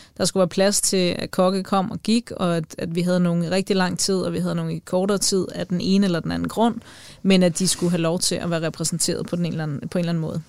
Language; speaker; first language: Danish; native; Danish